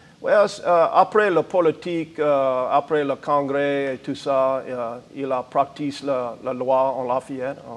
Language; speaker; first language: French; non-native, learner; English